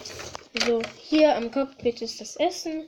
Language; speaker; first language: German; early bilingual, other home language; Hungarian